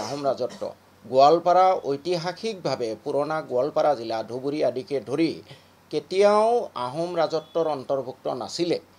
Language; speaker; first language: Assamese; non-native, local second language; Bangla